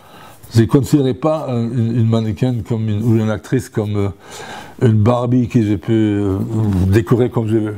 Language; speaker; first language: French; non-native, fluent; German